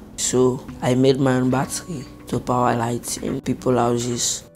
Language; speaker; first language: English; non-native, local second language; Krio